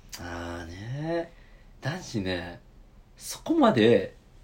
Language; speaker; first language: Japanese; early bilingual, heritage; Japanese